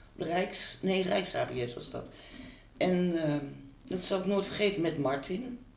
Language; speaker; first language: Dutch; native; Dutch